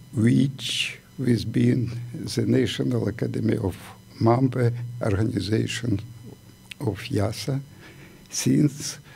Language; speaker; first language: English; non-native, learner; Ukrainian